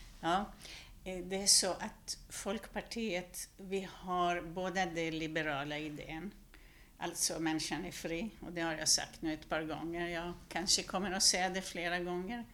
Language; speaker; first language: Swedish; non-native, fluent; Hungarian